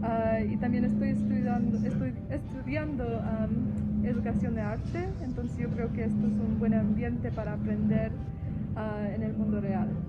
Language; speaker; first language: Spanish; early bilingual, heritage; Spanish